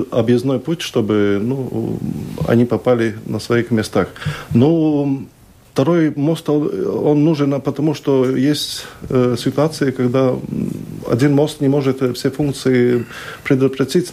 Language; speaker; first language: Russian; non-native, local second language; Latvian